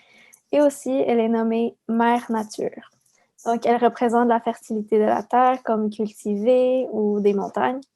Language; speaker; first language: French; early bilingual, other home language; Spanish